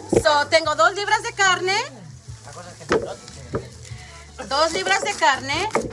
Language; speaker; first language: Spanish; early bilingual, heritage; Spanish